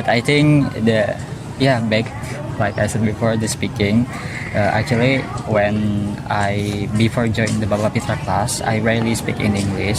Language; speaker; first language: English; non-native, learner; Indonesian